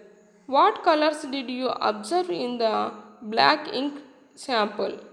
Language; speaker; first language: English; non-native, local second language; Telugu